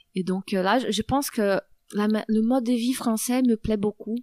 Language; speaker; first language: French; non-native, fluent; Portuguese